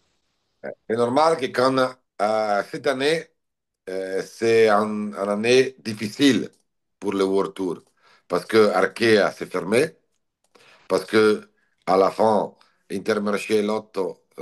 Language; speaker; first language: French; non-native, learner; Italian